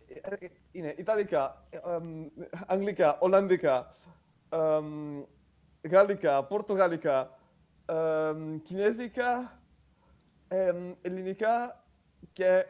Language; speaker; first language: Greek; non-native, learner; Italian